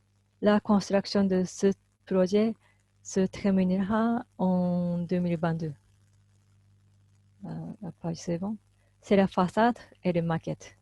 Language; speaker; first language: French; non-native, fluent; Japanese